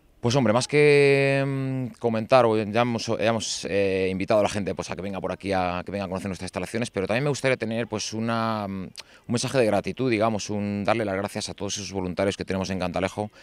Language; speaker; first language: Spanish; native; Spanish